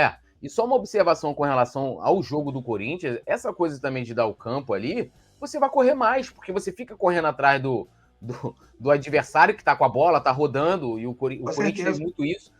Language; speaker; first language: Portuguese; native; Portuguese